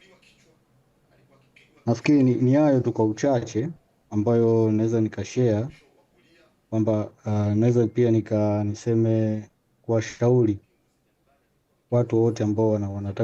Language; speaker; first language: Swahili; native; Swahili